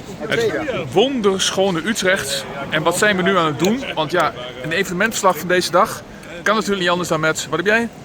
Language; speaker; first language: Dutch; native; Dutch